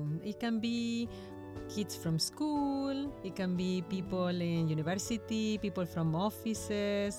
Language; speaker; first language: English; non-native, fluent; Spanish